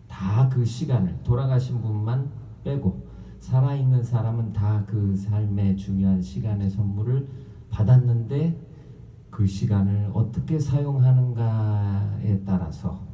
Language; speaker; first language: Korean; native; Korean